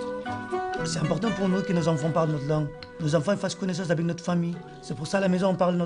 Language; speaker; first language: French; non-native, fluent; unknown